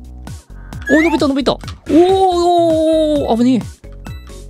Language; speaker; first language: Japanese; native; Japanese